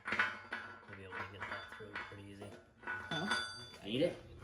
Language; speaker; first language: English; native; English